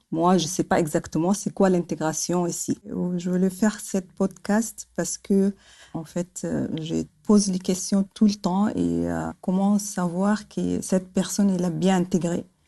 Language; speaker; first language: French; non-native, local second language; Arabic